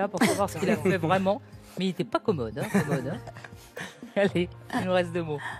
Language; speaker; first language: French; native; French